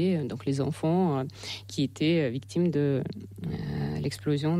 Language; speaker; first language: French; non-native, fluent; Russian